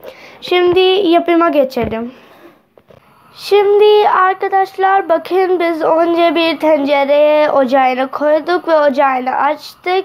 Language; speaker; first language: Turkish; non-native, learner; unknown